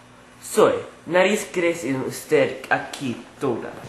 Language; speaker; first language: Spanish; non-native, learner; English